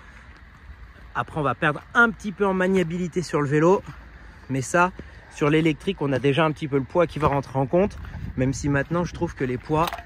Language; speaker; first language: French; native; French